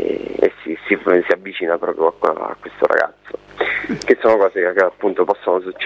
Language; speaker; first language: Italian; native; Italian